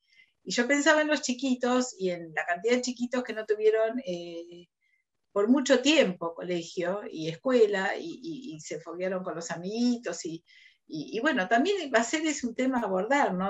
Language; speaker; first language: Spanish; native; Spanish